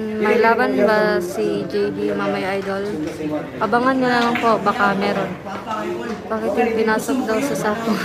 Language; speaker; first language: Filipino; non-native, local second language; Cebuano